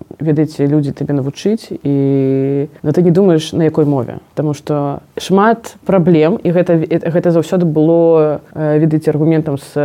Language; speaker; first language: Belarusian; non-native, local second language; Russian